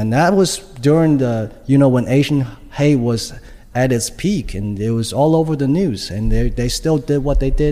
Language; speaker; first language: English; non-native, fluent; Chinese